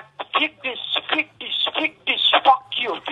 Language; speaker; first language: German; non-native, learner; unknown